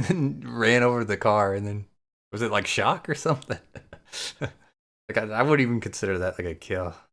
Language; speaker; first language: English; native; English